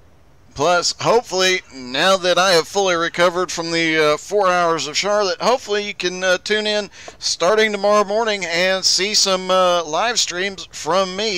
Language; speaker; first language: English; native; English